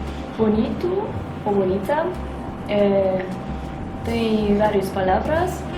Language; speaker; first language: Portuguese; non-native, fluent; Persian